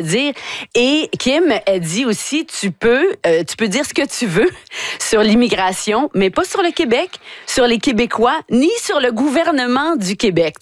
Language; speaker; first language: French; native; French